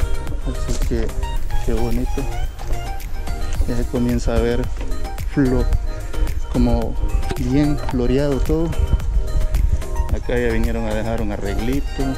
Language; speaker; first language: Spanish; native; Spanish